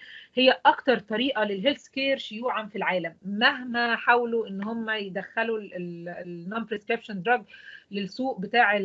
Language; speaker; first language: Arabic; native; Arabic